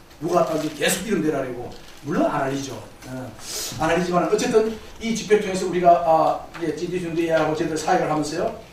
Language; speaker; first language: Korean; native; Korean